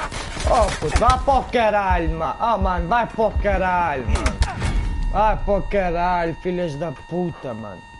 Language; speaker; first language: Portuguese; native; Portuguese